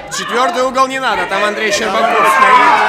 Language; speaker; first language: Russian; native; Russian